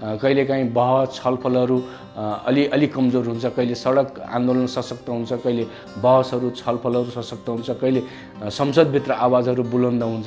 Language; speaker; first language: Nepali; non-native, local second language; Dangaura Tharu